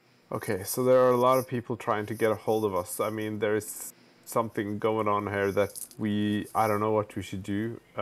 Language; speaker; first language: English; non-native, fluent; Norwegian